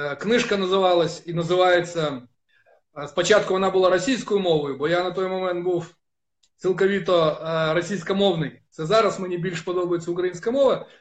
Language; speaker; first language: Ukrainian; non-native, local second language; Russian